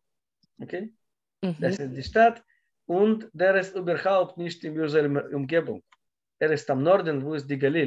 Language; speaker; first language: German; non-native, learner; Russian